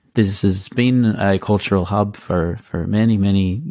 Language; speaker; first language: English; native; English